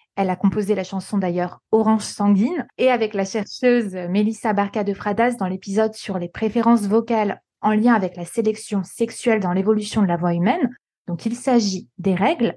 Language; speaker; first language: French; native; French